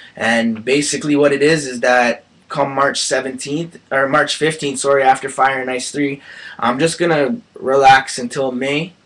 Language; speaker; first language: English; native; English